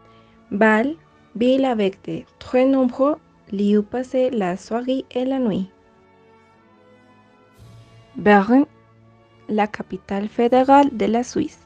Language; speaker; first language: French; non-native, learner; Spanish